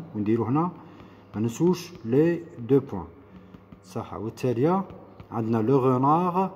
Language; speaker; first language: French; non-native, local second language; Arabic